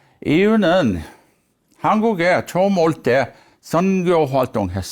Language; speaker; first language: Korean; non-native, fluent; English